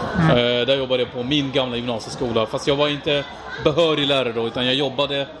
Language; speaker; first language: Swedish; non-native, fluent; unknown